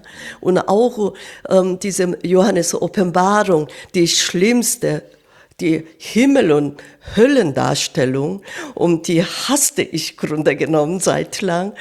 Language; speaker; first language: German; non-native, fluent; Korean